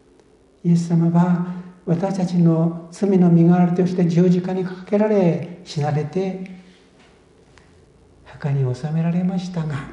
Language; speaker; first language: Japanese; native; Japanese